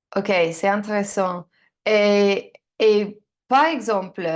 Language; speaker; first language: French; non-native, learner; English